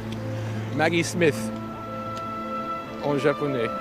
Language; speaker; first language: French; non-native, learner; English